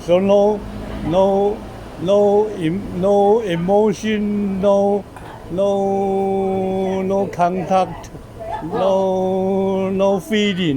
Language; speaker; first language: English; non-native, learner; Chinese